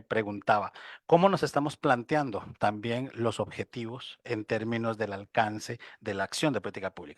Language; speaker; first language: Spanish; native; Spanish